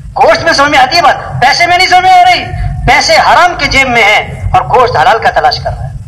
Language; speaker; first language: Urdu; non-native, local second language; Pashto